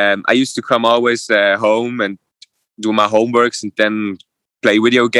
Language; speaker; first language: English; non-native, fluent; Swiss German